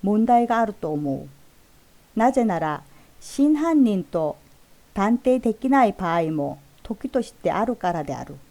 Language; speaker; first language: Japanese; non-native, fluent; Korean